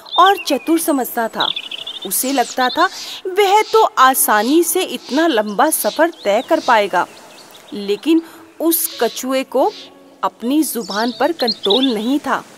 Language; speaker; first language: Hindi; native; Hindi